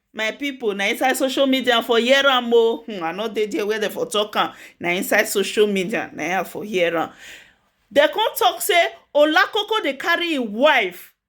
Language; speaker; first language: Nigerian Pidgin; native; Nigerian Pidgin